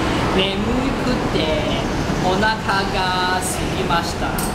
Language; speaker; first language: Japanese; non-native, learner; Cantonese